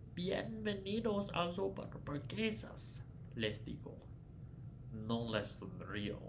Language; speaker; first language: Spanish; non-native, learner; English